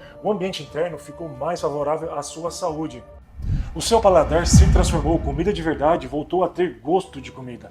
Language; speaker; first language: Portuguese; native; Portuguese